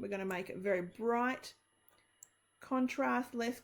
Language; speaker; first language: English; native; English